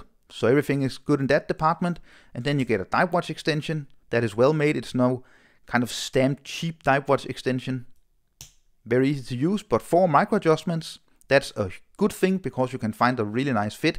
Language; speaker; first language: English; non-native, fluent; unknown